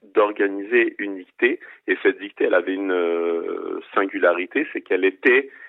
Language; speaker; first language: French; native; French